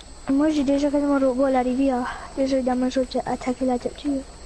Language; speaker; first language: French; early bilingual, heritage; French